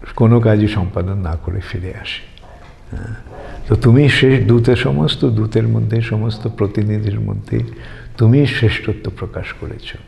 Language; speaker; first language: Bangla; native; Bangla